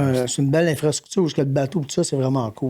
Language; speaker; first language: French; native; French